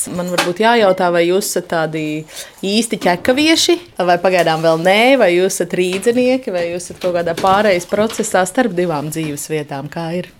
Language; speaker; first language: Latvian; native; Latvian